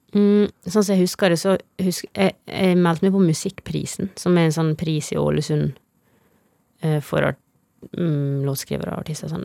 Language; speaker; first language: Norwegian; native; Norwegian